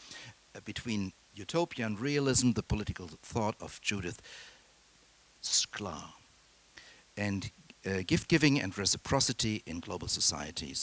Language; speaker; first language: English; non-native, fluent; German